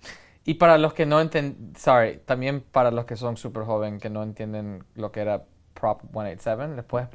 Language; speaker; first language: Spanish; early bilingual, heritage; Spanish